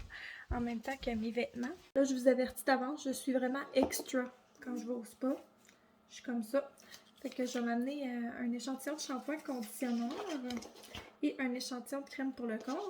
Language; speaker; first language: French; native; French